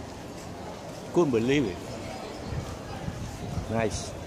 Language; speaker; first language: English; non-native, learner; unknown